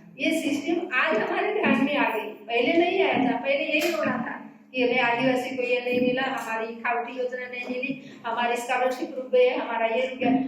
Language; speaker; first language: Hindi; non-native, local second language; Gondi